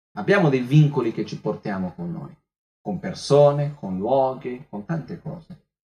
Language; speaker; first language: Italian; non-native, fluent; Portuguese